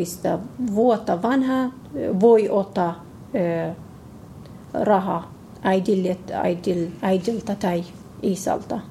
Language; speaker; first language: Finnish; non-native, learner; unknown